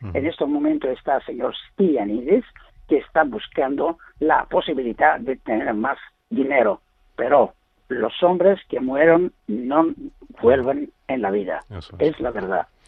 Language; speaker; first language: Spanish; non-native, learner; Greek